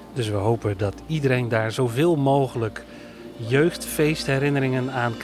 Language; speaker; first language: Dutch; native; Dutch